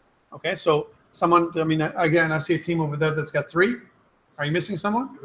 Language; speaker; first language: English; native; English